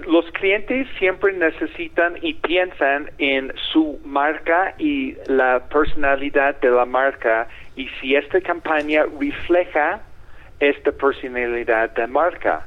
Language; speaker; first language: Spanish; non-native, fluent; English